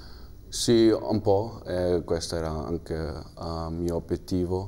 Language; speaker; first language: Italian; non-native, learner; German